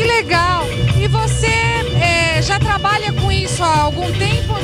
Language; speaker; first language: Portuguese; native; Portuguese